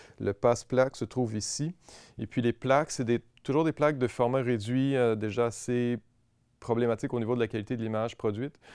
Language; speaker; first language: French; native; French